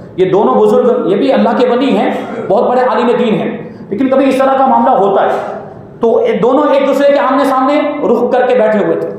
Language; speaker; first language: Urdu; native; Urdu